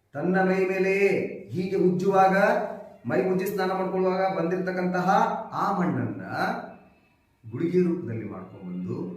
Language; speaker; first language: Kannada; non-native, local second language; Lambadi